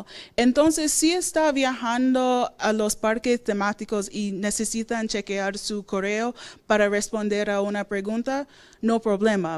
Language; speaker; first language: Spanish; non-native, fluent; English